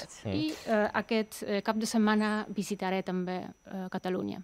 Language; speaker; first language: Catalan; non-native, learner; Polish